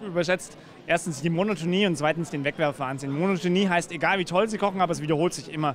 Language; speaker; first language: German; native; German